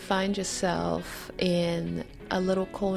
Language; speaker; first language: English; non-native, fluent; French